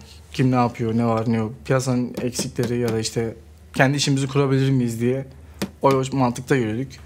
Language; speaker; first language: Turkish; non-native, fluent; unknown